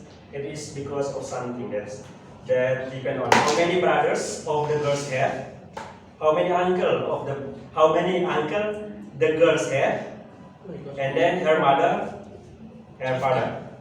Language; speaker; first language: English; non-native, learner; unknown